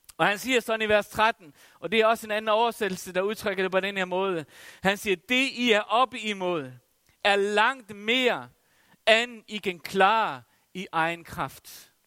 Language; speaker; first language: Danish; non-native, local second language; Faroese